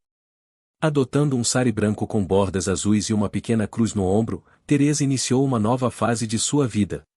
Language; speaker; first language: Portuguese; native; Portuguese